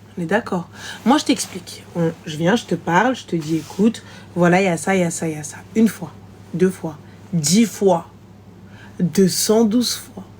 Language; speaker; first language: French; native; French